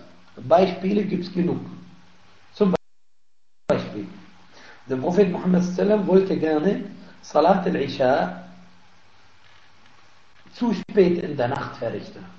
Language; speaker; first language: German; non-native, fluent; Arabic